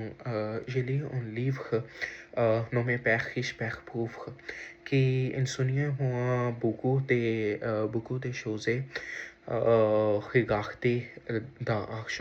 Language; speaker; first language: French; non-native, learner; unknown